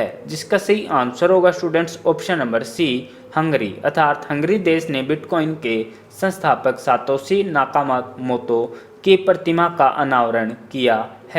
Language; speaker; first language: Hindi; native; Hindi